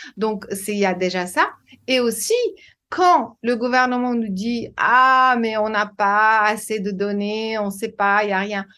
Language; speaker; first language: French; non-native, fluent; English